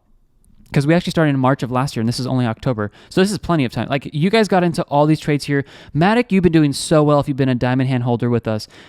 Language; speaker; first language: English; native; English